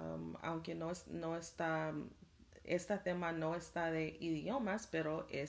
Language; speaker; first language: Spanish; non-native, learner; English